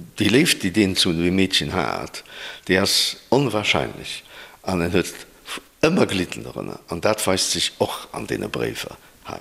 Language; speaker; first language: Luxembourgish; native; Luxembourgish